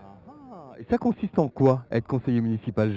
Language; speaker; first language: French; native; French